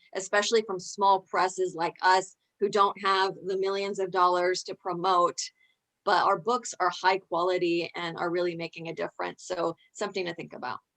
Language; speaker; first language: English; early bilingual, other home language; Spanish